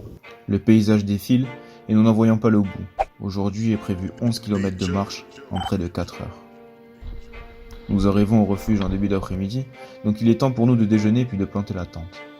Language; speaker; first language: French; native; French